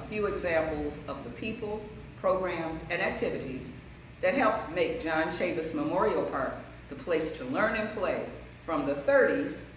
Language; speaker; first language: English; native; English